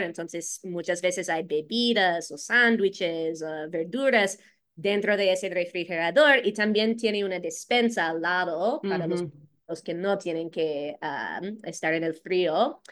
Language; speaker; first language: Spanish; non-native, fluent; English